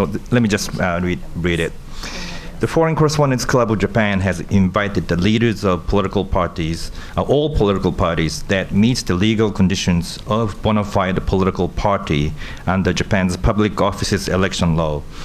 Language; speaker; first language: English; non-native, fluent; Japanese